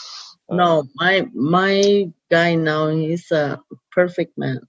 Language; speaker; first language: English; non-native, fluent; Cree